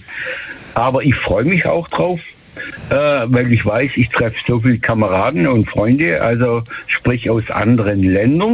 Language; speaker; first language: German; native; German